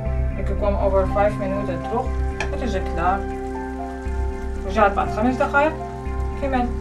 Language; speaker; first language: Dutch; non-native, learner; Arabic